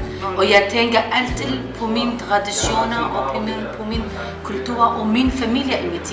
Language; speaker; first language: Danish; non-native, learner; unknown